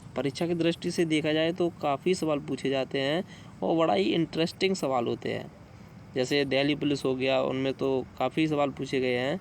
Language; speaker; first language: Hindi; native; Hindi